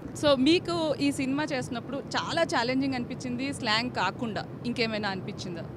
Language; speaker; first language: Telugu; native; Telugu